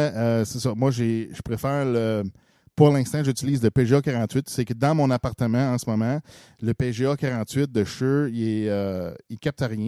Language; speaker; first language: French; native; French